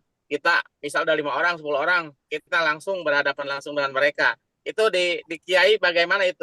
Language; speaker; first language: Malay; non-native, local second language; Sundanese